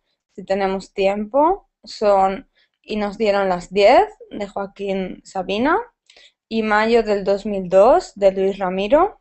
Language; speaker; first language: Spanish; native; Spanish